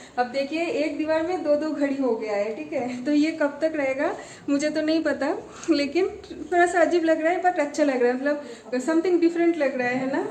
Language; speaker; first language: Hindi; non-native, local second language; Bangla